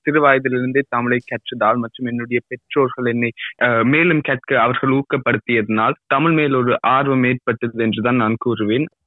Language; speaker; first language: Tamil; native; Tamil